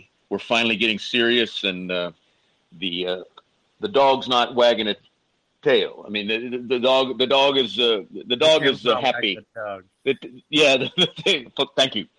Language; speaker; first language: English; native; English